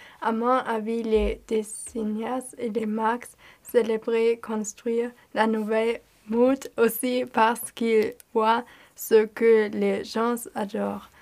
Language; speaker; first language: French; non-native, learner; German